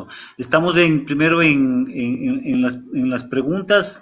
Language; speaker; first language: Spanish; native; Spanish